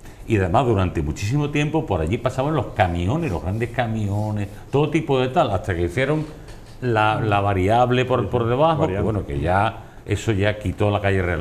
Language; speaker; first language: Spanish; native; Spanish